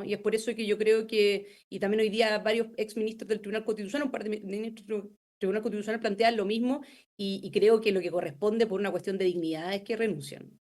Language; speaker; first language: Spanish; native; Spanish